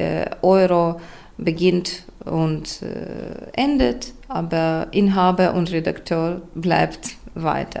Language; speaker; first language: German; non-native, fluent; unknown